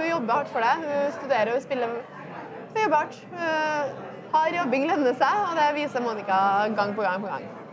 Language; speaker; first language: Norwegian; native; Norwegian